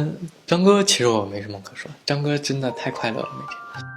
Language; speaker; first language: Chinese; native; Chinese